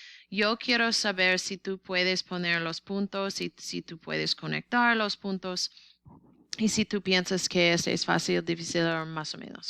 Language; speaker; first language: Spanish; non-native, learner; English